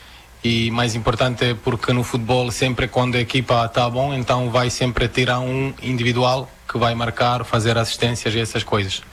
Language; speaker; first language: Portuguese; non-native, fluent; Croatian